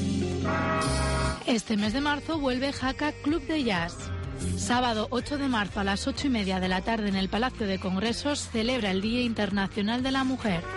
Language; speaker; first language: Spanish; native; Spanish